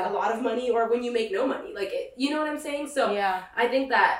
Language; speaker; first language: English; native; English